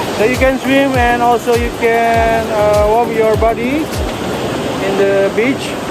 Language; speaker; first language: English; non-native, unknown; Indonesian